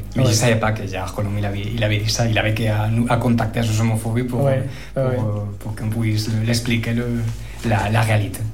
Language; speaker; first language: French; non-native, fluent; Spanish